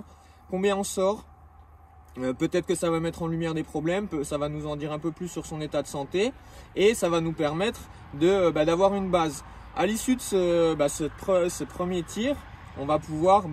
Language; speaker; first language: French; native; French